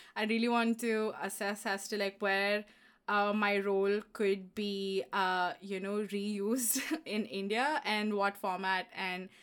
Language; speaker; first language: English; non-native, local second language; Hindi